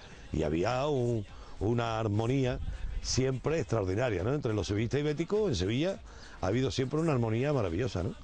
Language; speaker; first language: Spanish; native; Spanish